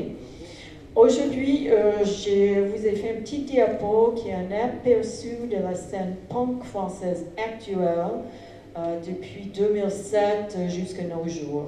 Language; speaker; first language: French; non-native, fluent; English